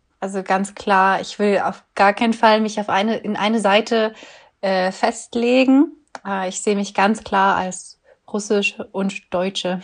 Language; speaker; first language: German; early bilingual, other home language; Russian